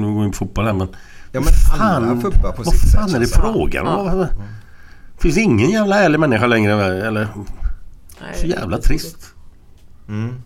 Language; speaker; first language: Swedish; native; Swedish